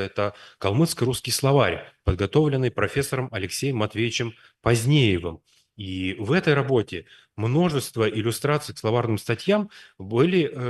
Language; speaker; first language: Russian; native; Russian